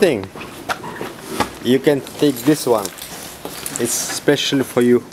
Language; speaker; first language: English; non-native, learner; Russian